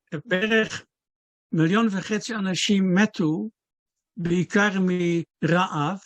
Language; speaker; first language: Hebrew; non-native, fluent; Dutch